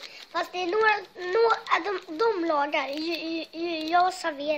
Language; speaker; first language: Swedish; early bilingual, other home language; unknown